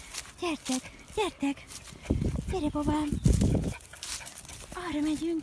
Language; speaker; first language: Hungarian; native; Hungarian